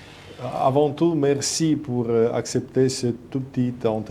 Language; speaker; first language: French; non-native, fluent; Romanian